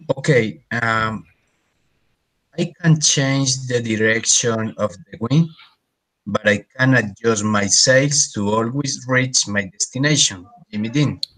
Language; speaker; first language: English; non-native, learner; Spanish